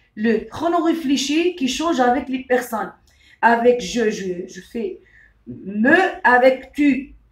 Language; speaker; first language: French; non-native, local second language; Arabic